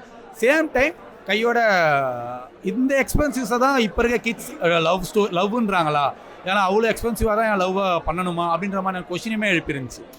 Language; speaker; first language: Tamil; native; Tamil